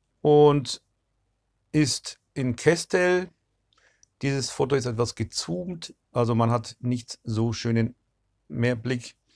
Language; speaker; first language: German; non-native, fluent; Turkish